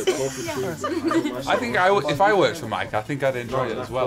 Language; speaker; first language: English; native; English